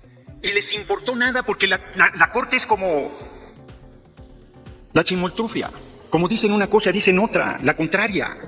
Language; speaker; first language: Spanish; native; Spanish